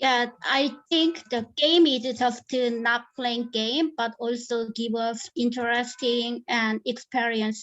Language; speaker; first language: English; non-native, fluent; Korean